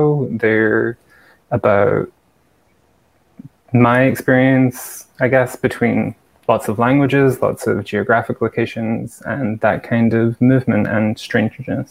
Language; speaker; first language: English; native; English